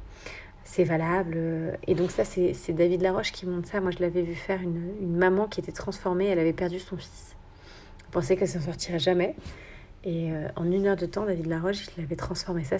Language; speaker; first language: French; native; French